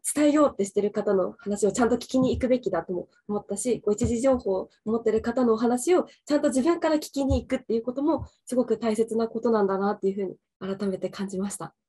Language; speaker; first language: Japanese; native; Japanese